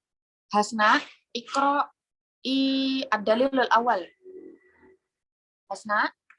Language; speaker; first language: Arabic; non-native, learner; Indonesian